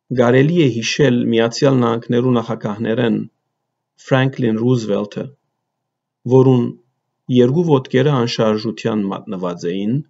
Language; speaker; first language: Armenian; early bilingual, heritage; Armenian